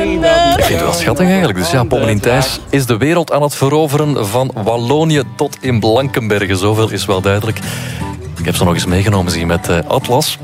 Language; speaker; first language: Dutch; native; Dutch